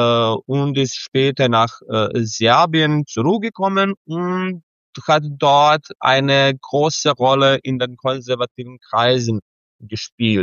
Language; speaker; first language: German; non-native, fluent; Serbian